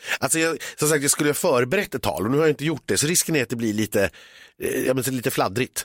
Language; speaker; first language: Swedish; native; Swedish